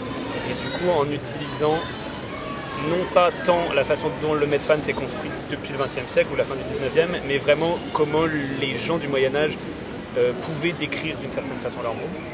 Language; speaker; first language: French; native; French